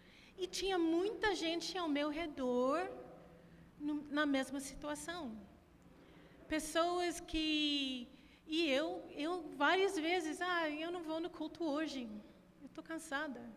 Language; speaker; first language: Portuguese; non-native, fluent; English